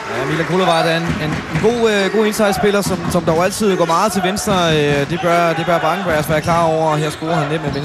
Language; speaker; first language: Danish; native; Danish